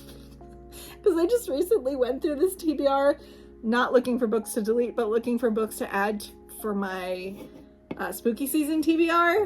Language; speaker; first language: English; native; English